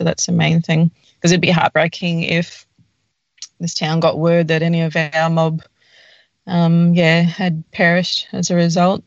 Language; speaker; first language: English; native; English